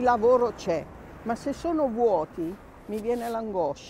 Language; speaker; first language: Italian; native; Italian